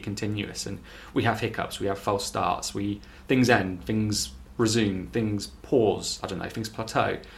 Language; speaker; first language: English; native; English